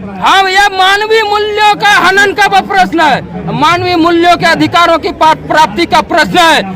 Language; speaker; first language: Hindi; non-native, local second language; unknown